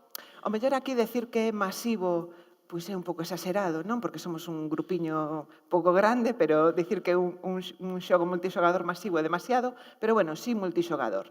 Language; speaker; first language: Galician; native; Galician